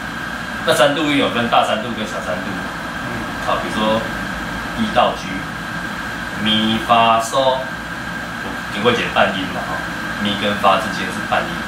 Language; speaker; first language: Chinese; native; Chinese